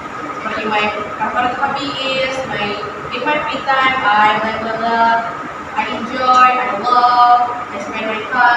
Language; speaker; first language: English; non-native, fluent; Indonesian